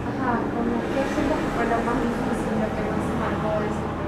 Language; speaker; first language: Spanish; native; Spanish